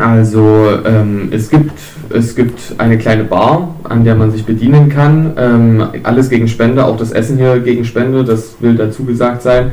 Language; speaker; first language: German; native; German